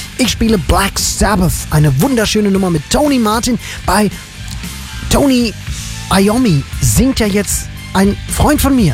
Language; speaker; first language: German; native; German